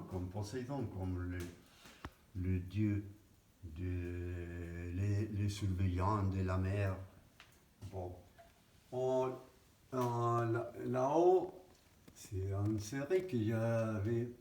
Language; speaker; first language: French; non-native, fluent; Spanish